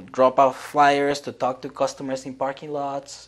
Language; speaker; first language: English; non-native, fluent; Spanish